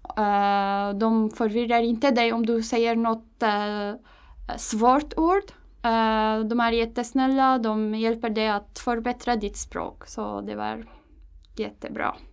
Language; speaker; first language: Swedish; non-native, fluent; Arabic